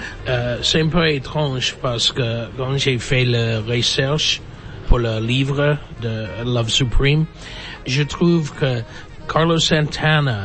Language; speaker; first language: French; non-native, fluent; English